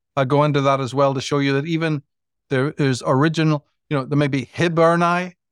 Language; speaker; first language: English; native; English